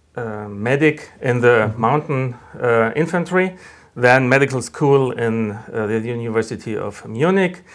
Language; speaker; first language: English; non-native, fluent; German